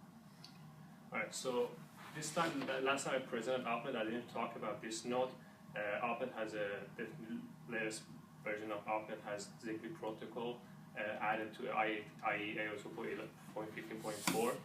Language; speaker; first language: English; non-native, fluent; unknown